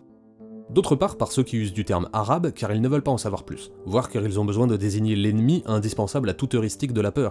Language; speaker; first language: French; native; French